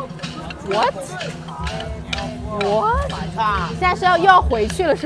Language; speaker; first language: Chinese; non-native, fluent; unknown